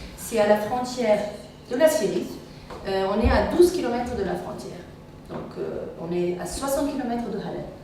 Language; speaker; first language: French; non-native, fluent; Arabic